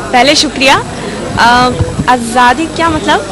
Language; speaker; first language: Hindi; non-native, learner; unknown